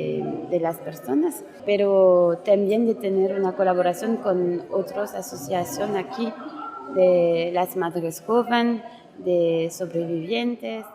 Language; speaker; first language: Spanish; non-native, learner; French